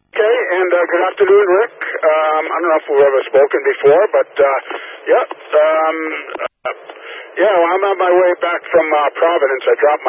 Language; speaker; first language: English; native; English